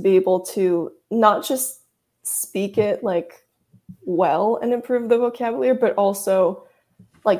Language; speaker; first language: English; early bilingual, other home language; Russian